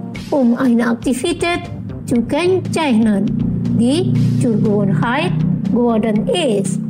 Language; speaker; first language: German; non-native, fluent; Indonesian